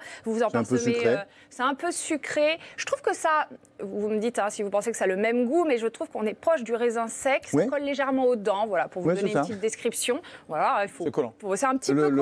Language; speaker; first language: French; native; French